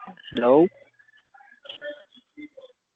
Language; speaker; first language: English; non-native, learner; Spanish